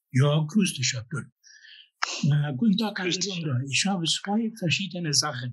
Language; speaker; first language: German; non-native, fluent; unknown